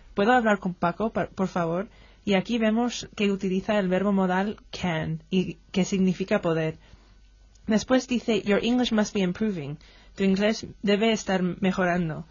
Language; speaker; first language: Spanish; non-native, fluent; English